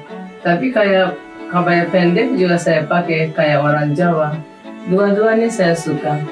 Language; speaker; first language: Indonesian; non-native, fluent; Japanese